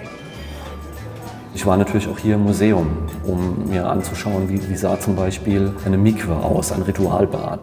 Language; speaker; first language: German; native; German